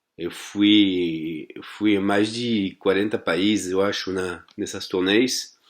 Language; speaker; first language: Portuguese; non-native, fluent; French